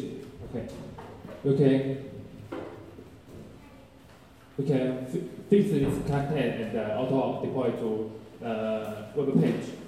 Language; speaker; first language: English; non-native, learner; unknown